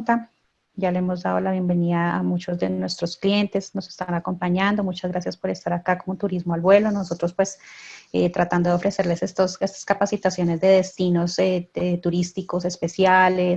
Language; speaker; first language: Spanish; native; Spanish